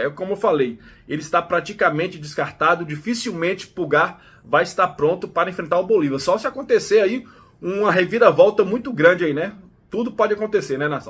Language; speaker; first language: Portuguese; native; Portuguese